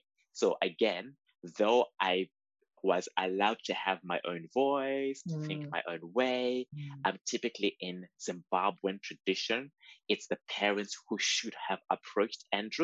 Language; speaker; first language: English; native; English